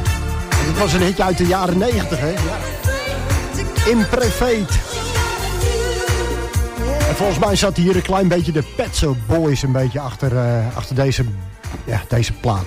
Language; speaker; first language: Dutch; native; Dutch